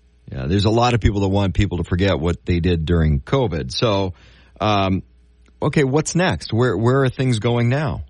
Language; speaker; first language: English; native; English